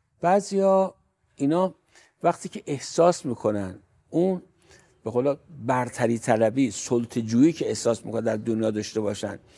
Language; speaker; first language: Persian; native; Persian